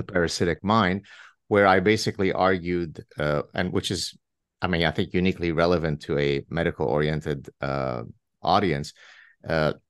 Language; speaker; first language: English; early bilingual, other home language; Arabic